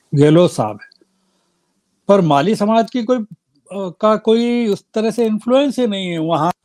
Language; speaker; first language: Hindi; native; Hindi